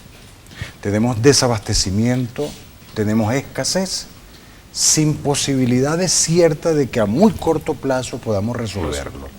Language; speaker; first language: Spanish; native; Spanish